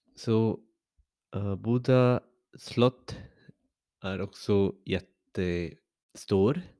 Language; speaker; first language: Swedish; non-native, learner; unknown